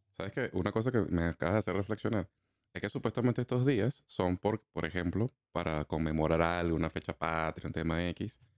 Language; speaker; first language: Spanish; native; Spanish